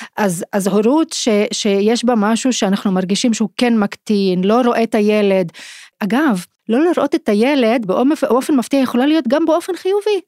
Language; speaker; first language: Hebrew; non-native, local second language; Arabic